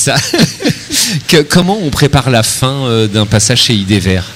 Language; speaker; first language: French; native; French